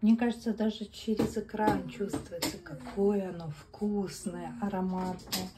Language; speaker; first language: Russian; non-native, local second language; Kazakh